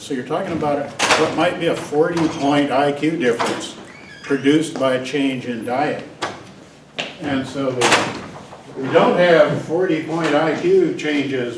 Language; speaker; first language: English; native; English